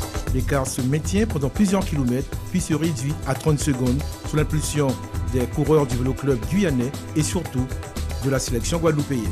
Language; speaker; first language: French; native; French